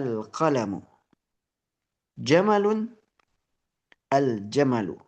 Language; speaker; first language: Arabic; non-native, fluent; Indonesian